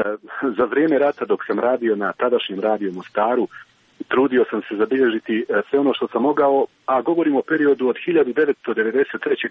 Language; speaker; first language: Croatian; native; Croatian